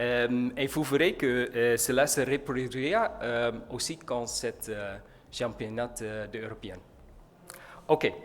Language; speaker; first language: French; non-native, learner; Dutch